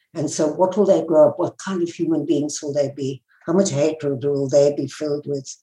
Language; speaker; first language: English; native; English